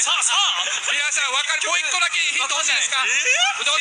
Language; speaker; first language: Japanese; native; Japanese